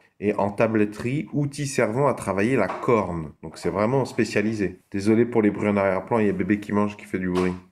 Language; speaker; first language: French; native; French